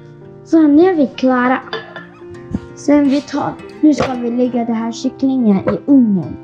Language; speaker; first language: Swedish; non-native, learner; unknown